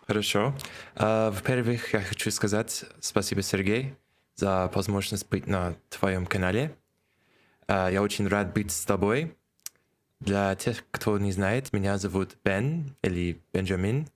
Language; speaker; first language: Russian; non-native, learner; English